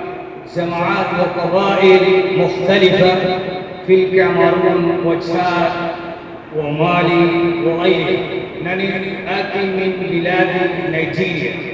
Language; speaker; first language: Arabic; non-native, fluent; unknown